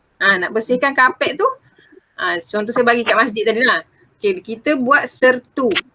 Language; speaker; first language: Malay; native; Malay